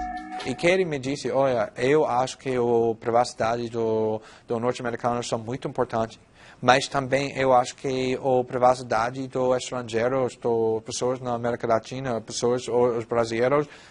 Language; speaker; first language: Portuguese; non-native, fluent; English